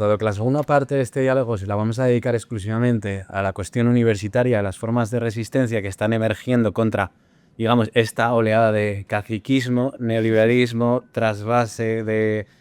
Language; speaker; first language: Spanish; native; Spanish